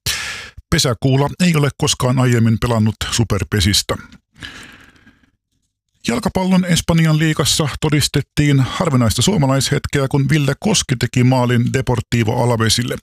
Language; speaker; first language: Finnish; native; Finnish